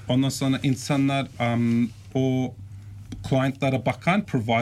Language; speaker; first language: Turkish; early bilingual, heritage; Turkish